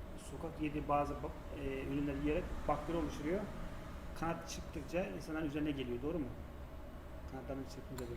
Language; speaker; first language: Turkish; native; Turkish